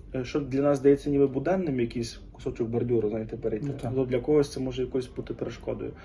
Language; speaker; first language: Ukrainian; native; Ukrainian